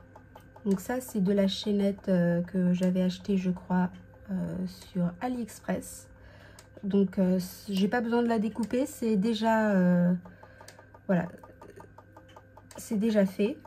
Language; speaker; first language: French; native; French